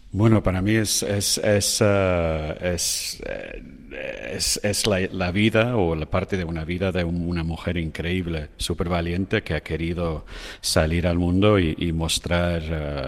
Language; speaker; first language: Spanish; non-native, fluent; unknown